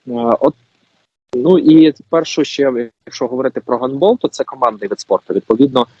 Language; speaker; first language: Ukrainian; native; Ukrainian